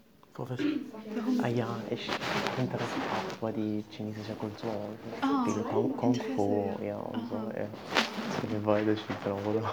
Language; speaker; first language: German; non-native, learner; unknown